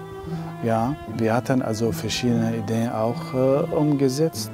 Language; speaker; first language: German; non-native, learner; Arabic